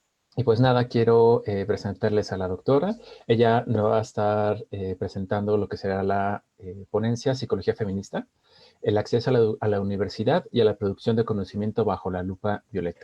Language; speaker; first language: Spanish; native; Spanish